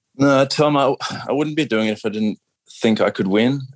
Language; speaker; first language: English; native; English